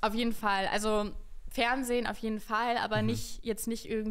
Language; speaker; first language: German; native; German